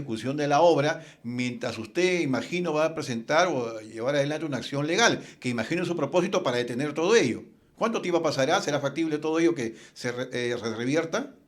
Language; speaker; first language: Spanish; native; Spanish